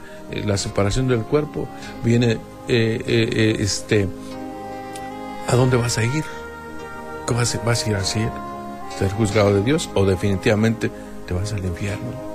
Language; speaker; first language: Spanish; native; Spanish